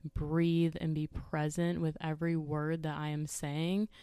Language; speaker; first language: English; native; English